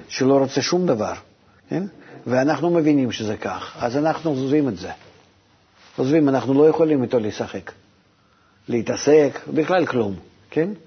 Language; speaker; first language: Hebrew; non-native, fluent; Russian